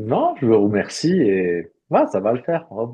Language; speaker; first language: French; native; French